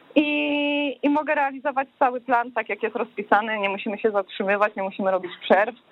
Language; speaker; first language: Polish; native; Polish